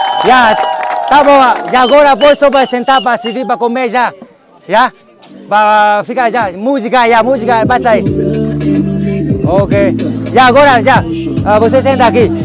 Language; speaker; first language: Portuguese; non-native, learner; Vietnamese